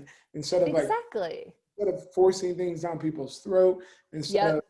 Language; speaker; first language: English; native; English